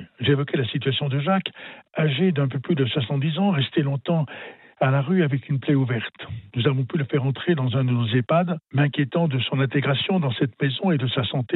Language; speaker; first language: French; native; French